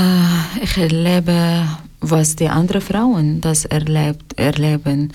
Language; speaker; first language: German; non-native, learner; Arabic